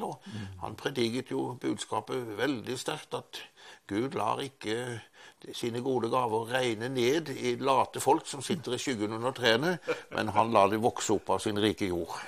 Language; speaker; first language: Norwegian; native; Norwegian